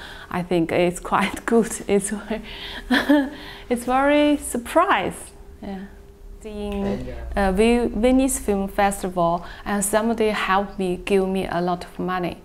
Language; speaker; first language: English; non-native, learner; Chinese